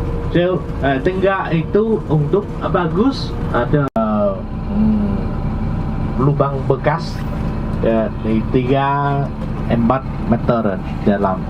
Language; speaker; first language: Indonesian; non-native, learner; Vietnamese